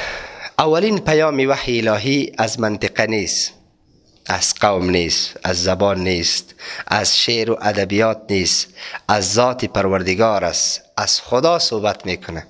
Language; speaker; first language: Persian; native; Persian